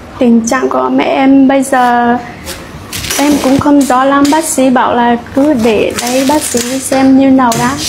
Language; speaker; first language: Vietnamese; non-native, local second language; Hmong